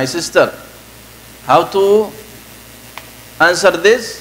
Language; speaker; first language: English; non-native, fluent; Arabic